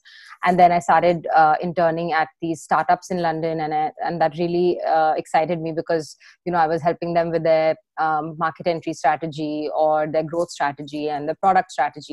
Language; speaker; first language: English; non-native, local second language; Hindi